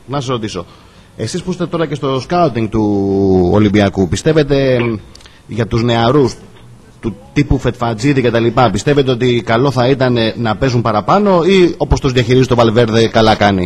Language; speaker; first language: Greek; native; Greek